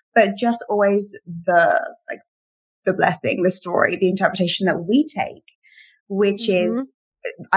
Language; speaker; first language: English; native; English